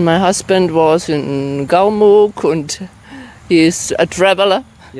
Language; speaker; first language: English; non-native, learner; German